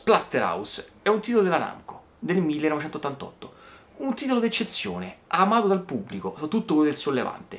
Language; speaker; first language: Italian; native; Italian